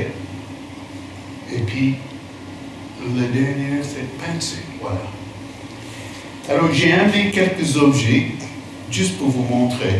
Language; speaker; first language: French; non-native, fluent; English